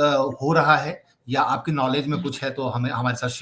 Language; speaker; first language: Hindi; native; Hindi